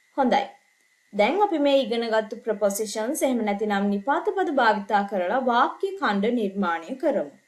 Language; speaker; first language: Sinhala; native; Sinhala